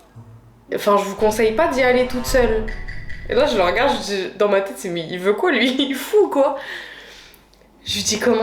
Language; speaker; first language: French; native; French